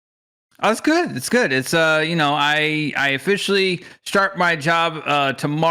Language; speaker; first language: English; native; English